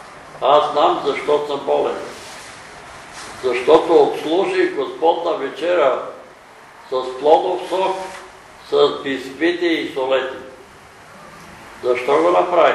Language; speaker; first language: Bulgarian; native; Bulgarian